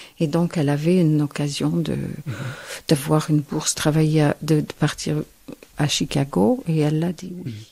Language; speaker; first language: French; non-native, fluent; English